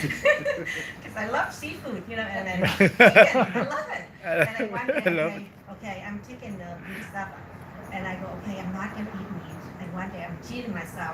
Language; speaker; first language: English; non-native, learner; Vietnamese